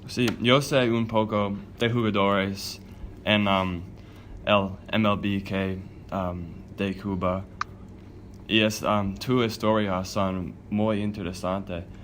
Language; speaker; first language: Spanish; non-native, learner; English